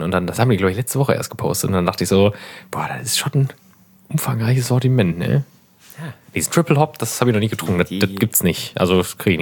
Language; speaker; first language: German; native; German